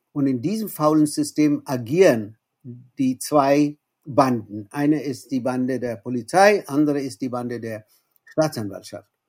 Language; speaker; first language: German; non-native, fluent; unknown